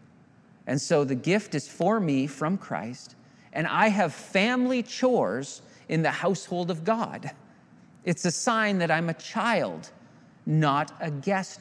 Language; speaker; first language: English; native; English